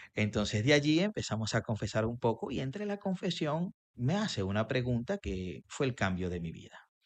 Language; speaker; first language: Spanish; native; Spanish